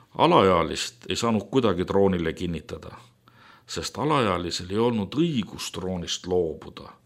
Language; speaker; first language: Estonian; native; Estonian